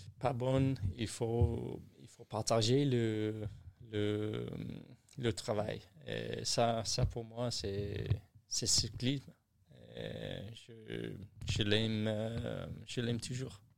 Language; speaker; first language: French; non-native, learner; English